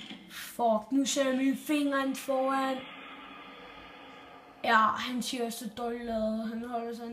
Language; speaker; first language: Danish; native; Danish